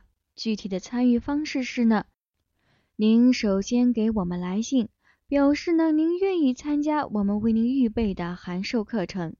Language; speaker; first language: Chinese; native; Chinese